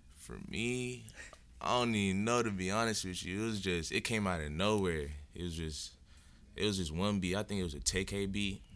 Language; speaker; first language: English; native; English